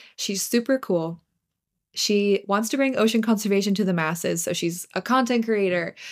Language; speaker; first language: English; native; English